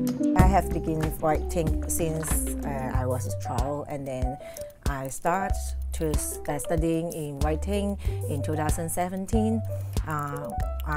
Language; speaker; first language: English; non-native, learner; Cantonese